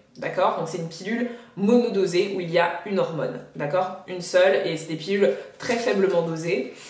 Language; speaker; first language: French; native; French